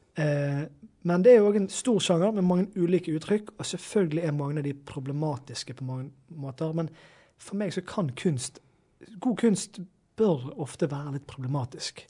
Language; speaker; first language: Norwegian; native; Norwegian